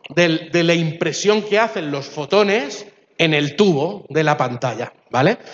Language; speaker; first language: Spanish; early bilingual, other home language; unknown